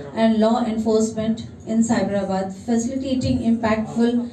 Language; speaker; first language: English; non-native, local second language; Telugu